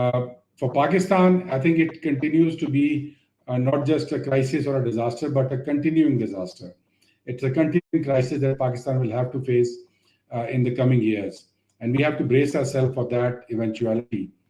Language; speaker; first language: English; non-native, local second language; Urdu